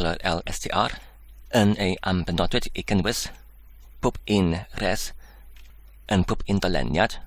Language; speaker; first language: Welsh; non-native, fluent; English